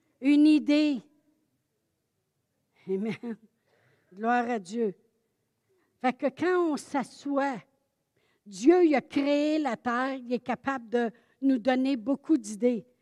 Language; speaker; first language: French; native; French